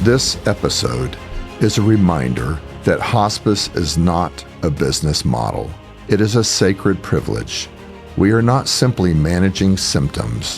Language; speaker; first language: English; native; English